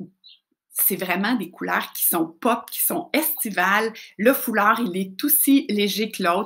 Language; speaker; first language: French; native; French